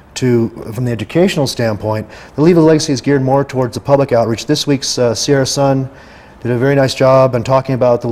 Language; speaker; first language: English; native; English